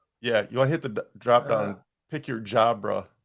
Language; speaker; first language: English; native; English